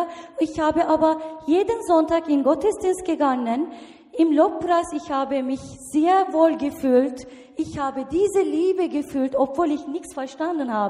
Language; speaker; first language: German; non-native, learner; Turkish